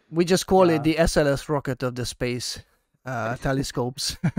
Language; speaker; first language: English; non-native, fluent; Hungarian